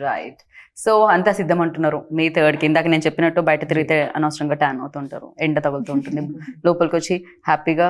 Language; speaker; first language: Telugu; native; Telugu